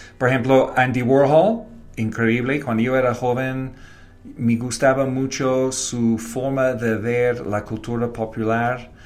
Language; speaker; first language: Spanish; non-native, fluent; English